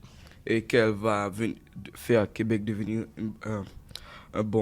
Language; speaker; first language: French; non-native, local second language; Haitian Creole